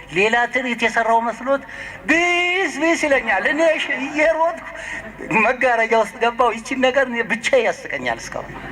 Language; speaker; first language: Amharic; non-native, local second language; Sebat Bet Gurage